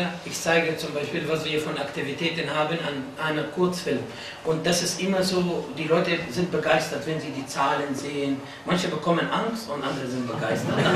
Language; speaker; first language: German; non-native, fluent; Arabic